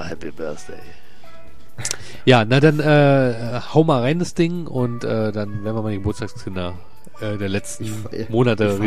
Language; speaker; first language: German; native; German